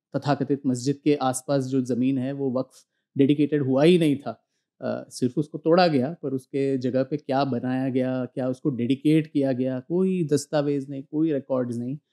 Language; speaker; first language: Hindi; non-native, local second language; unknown